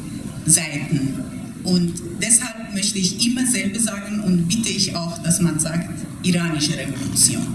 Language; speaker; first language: German; non-native, fluent; Persian